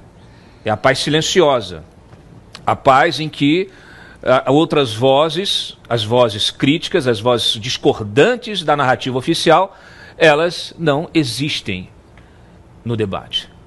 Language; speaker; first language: Portuguese; native; Portuguese